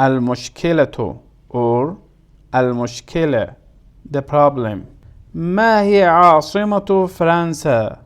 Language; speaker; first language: Arabic; non-native, fluent; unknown